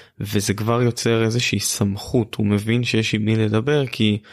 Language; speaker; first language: Hebrew; native; Hebrew